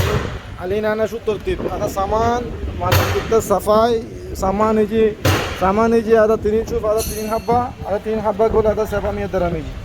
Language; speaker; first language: Arabic; non-native, learner; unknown